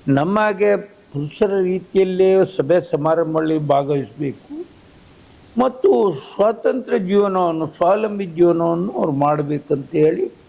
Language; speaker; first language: Kannada; native; Kannada